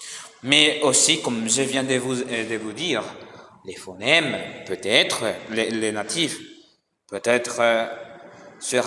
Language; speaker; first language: French; non-native, learner; Spanish